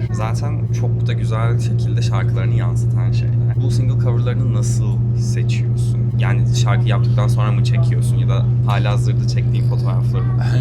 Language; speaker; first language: Turkish; native; Turkish